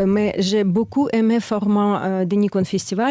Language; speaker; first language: French; non-native, fluent; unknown